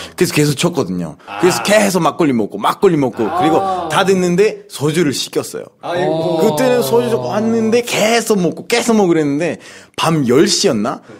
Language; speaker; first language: Korean; non-native, fluent; Spanish